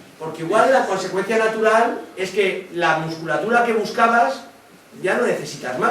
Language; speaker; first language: Spanish; native; Spanish